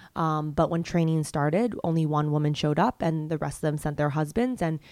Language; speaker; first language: English; non-native, local second language; Cantonese